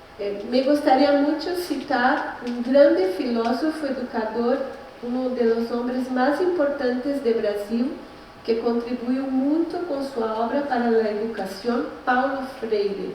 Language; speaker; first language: Spanish; non-native, learner; Portuguese